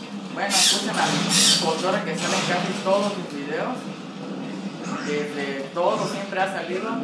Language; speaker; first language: Spanish; native; Spanish